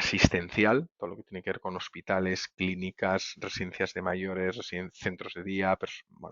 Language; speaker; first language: Spanish; native; Spanish